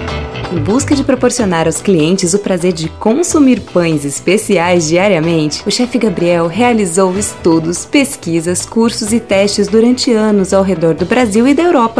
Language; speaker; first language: Portuguese; native; Portuguese